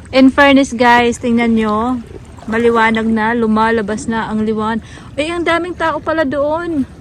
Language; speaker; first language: Filipino; non-native, local second language; Waray